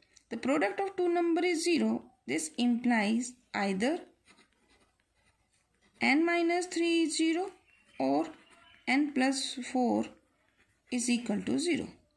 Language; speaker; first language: English; non-native, local second language; Hindi